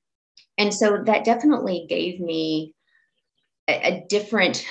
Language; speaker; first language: English; native; English